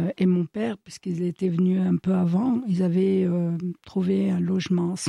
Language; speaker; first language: French; early bilingual, other home language; Italian